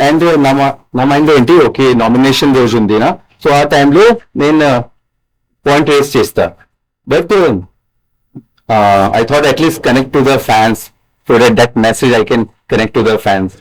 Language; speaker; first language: Telugu; non-native, learner; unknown